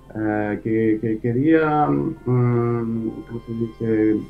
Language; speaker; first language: Spanish; early bilingual, heritage; German